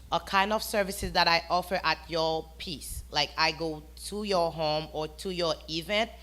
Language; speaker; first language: English; non-native, fluent; Haitian Creole